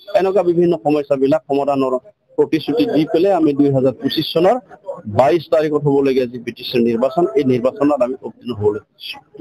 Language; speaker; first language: Assamese; non-native, local second language; Bodo